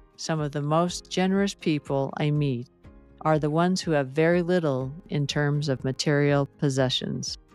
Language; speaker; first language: English; native; English